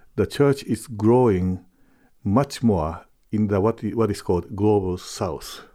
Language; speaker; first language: English; non-native, fluent; Japanese